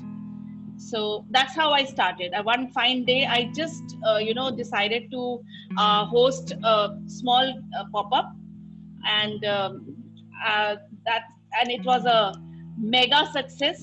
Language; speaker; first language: English; non-native, local second language; Assamese